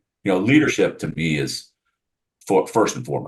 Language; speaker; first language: English; native; English